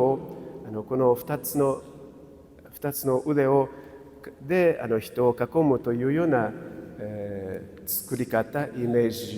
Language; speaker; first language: Japanese; non-native, fluent; Portuguese